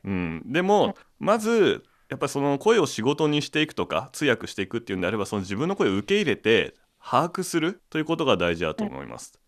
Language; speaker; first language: Japanese; native; Japanese